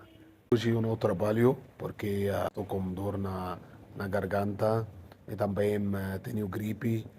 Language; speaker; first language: Portuguese; non-native, fluent; Arabic